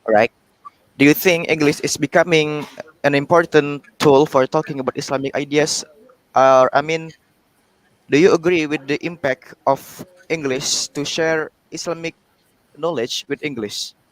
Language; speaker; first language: English; non-native, learner; Indonesian